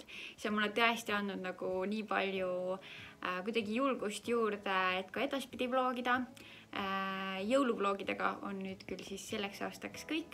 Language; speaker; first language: Estonian; native; Estonian